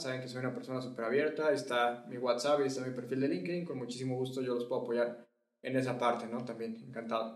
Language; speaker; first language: Spanish; native; Spanish